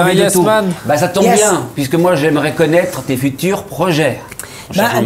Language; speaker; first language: French; native; French